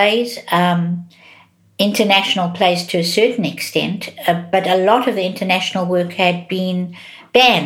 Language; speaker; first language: English; native; English